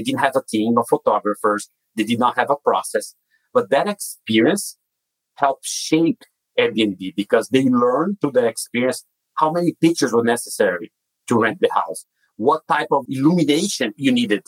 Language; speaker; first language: English; non-native, fluent; Portuguese